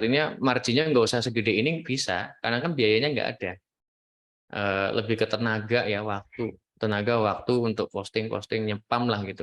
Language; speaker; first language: Indonesian; native; Indonesian